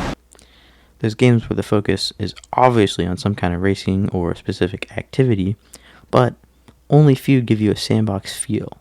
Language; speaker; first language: English; native; English